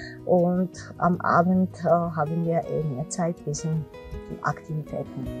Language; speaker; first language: German; non-native, fluent; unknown